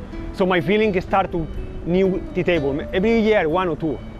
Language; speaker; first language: English; non-native, learner; Spanish